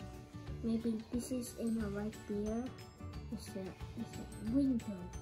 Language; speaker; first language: English; early bilingual, other home language; Indonesian